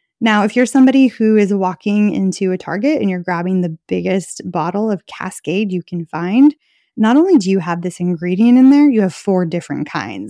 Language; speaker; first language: English; native; English